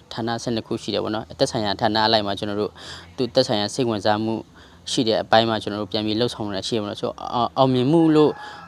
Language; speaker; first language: Burmese; non-native, local second language; S'gaw Karen